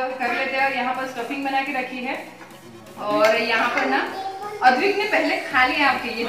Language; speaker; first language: Hindi; non-native, local second language; Marathi